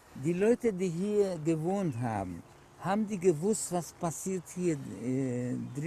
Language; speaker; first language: German; non-native, learner; Polish